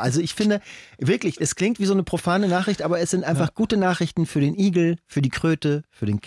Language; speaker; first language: German; native; German